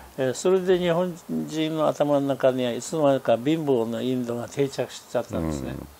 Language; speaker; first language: Japanese; non-native, fluent; Tibetan